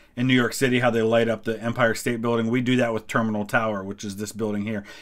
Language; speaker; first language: English; native; English